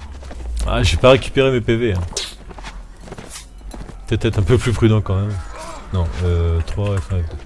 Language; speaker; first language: French; native; French